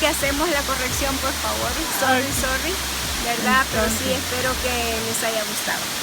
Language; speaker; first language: Spanish; native; Spanish